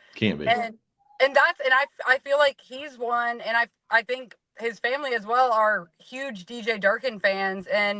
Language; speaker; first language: English; native; English